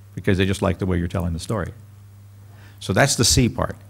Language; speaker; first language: English; native; English